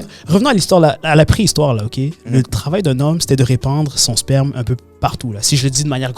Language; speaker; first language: French; native; French